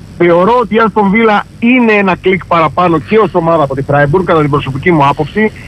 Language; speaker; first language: Greek; native; Greek